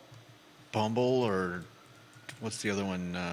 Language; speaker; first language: English; native; English